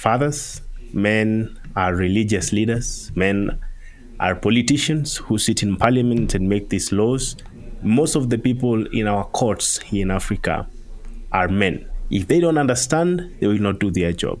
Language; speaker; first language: English; non-native, local second language; Masai